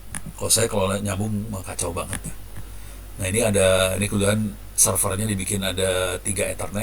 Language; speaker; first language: Indonesian; native; Indonesian